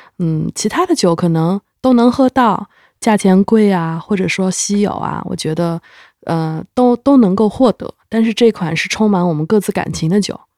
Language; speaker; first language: Chinese; native; Chinese